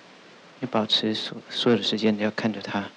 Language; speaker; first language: Chinese; native; Chinese